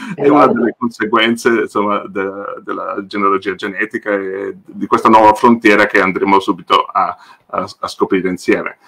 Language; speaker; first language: Italian; early bilingual, other home language; English